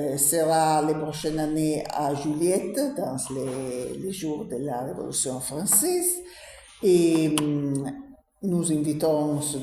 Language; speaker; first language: French; non-native, learner; Italian